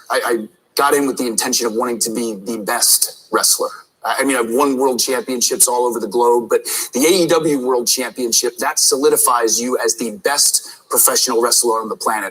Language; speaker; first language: English; native; English